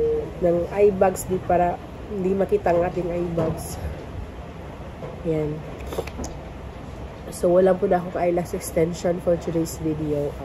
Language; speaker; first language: Filipino; non-native, local second language; Hiligaynon